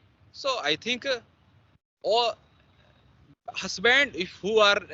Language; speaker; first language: English; non-native, learner; Hindi